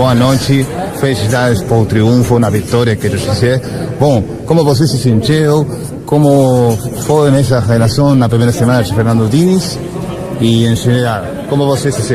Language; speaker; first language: Portuguese; non-native, learner; Spanish